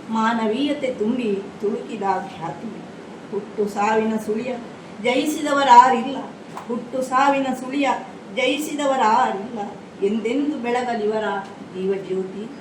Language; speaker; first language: Kannada; native; Kannada